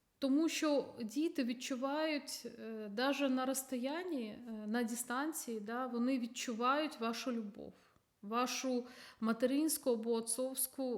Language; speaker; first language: Ukrainian; non-native, local second language; Russian